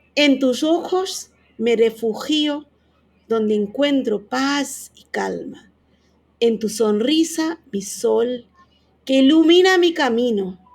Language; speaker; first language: Spanish; non-native, fluent; Bangla